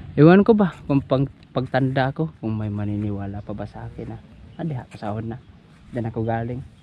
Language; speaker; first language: Filipino; non-native, local second language; Cebuano